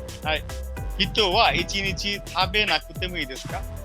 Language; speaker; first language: Japanese; non-native, fluent; Bangla